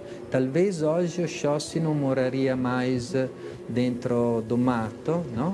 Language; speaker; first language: Portuguese; non-native, fluent; Italian